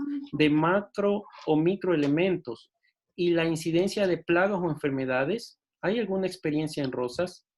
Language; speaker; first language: Spanish; native; Spanish